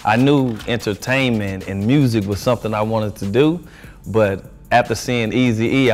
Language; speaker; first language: English; native; English